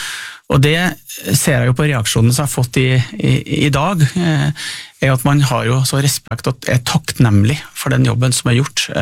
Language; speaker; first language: Norwegian; native; Norwegian